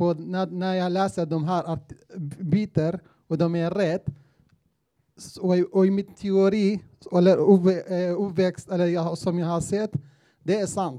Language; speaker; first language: Swedish; non-native, learner; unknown